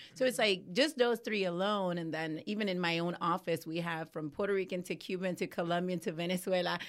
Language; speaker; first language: English; native; English